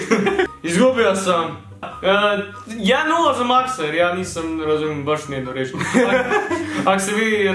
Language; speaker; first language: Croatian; early bilingual, heritage; Croatian